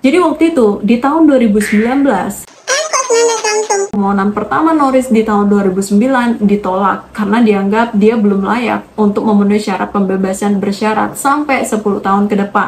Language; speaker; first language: Indonesian; native; Indonesian